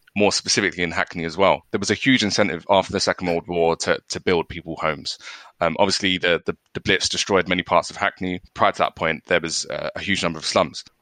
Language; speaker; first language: English; native; English